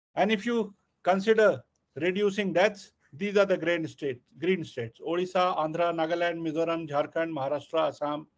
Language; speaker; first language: English; non-native, local second language; Hindi